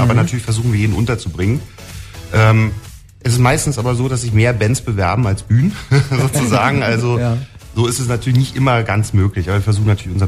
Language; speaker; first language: German; native; German